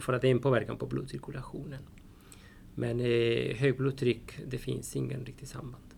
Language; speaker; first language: Swedish; non-native, fluent; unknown